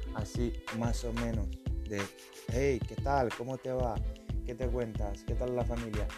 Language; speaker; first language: Spanish; non-native, fluent; Lithuanian